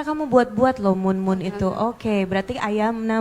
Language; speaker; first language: Indonesian; native; Indonesian